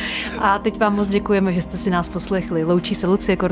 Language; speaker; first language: Czech; native; Czech